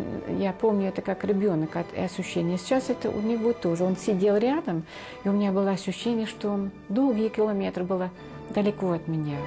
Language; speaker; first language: Russian; non-native, fluent; Dutch